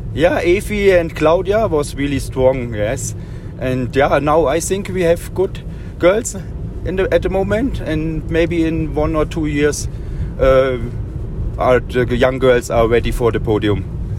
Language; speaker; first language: English; non-native, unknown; German